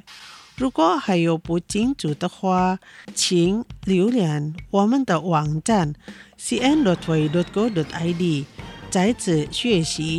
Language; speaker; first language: Chinese; non-native, fluent; Indonesian